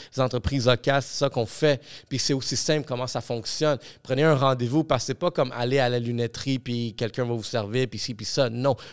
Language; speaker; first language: French; non-native, fluent; English